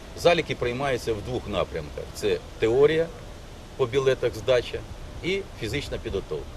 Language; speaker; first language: Ukrainian; non-native, local second language; Russian